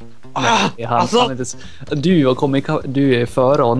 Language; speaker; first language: Swedish; native; Swedish